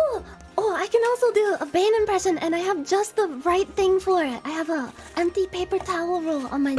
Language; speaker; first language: English; native; English